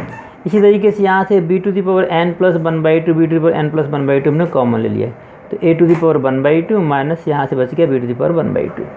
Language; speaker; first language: Hindi; native; Hindi